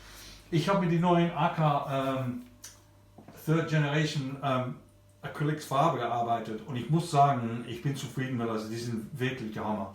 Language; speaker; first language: German; non-native, learner; English